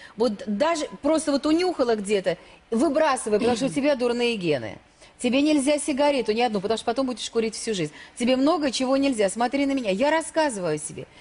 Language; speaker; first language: Russian; native; Russian